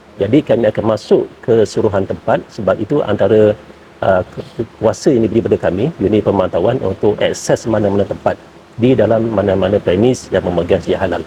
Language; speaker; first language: Malay; native; Malay